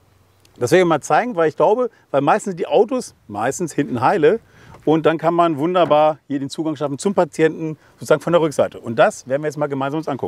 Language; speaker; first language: German; native; German